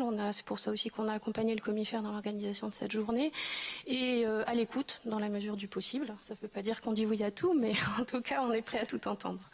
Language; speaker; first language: French; native; French